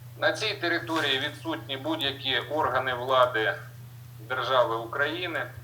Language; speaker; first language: Ukrainian; non-native, local second language; Russian